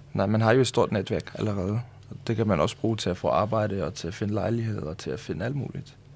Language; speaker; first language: Danish; non-native, local second language; Faroese